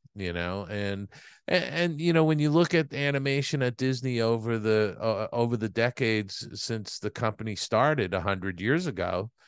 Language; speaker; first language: English; native; English